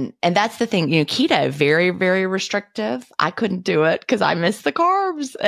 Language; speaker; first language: English; native; English